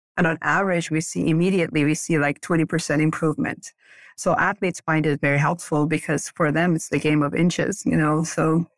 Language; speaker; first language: English; early bilingual, other home language; Persian